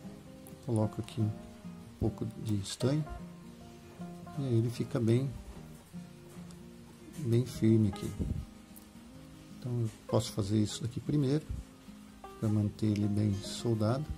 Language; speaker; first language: Portuguese; native; Portuguese